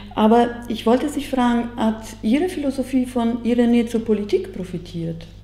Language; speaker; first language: German; non-native, fluent; Italian